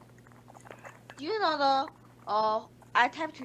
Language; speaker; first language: English; non-native, learner; Chinese